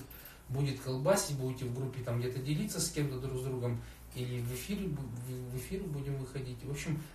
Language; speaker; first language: Russian; native; Russian